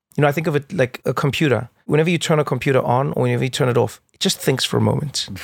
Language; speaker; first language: English; native; English